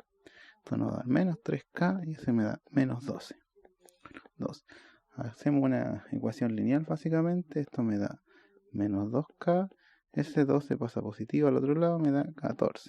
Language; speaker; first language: Spanish; native; Spanish